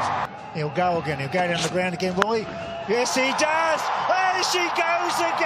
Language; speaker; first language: English; native; English